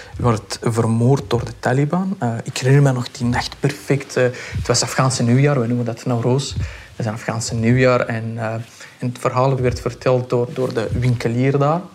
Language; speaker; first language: Dutch; early bilingual, other home language; Pashto